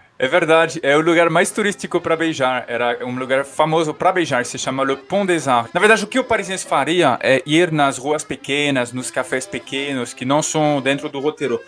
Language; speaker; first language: Portuguese; non-native, fluent; French